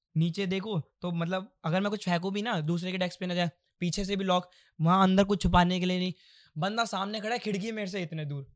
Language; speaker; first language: Hindi; native; Hindi